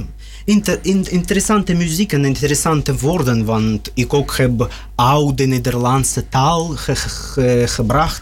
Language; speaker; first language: Dutch; non-native, learner; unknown